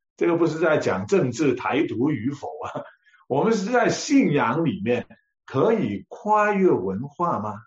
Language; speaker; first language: Chinese; non-native, local second language; Cantonese